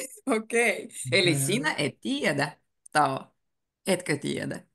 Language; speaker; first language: Finnish; native; Finnish